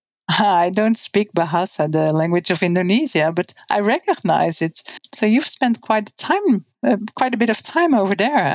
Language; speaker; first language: English; non-native, fluent; Dutch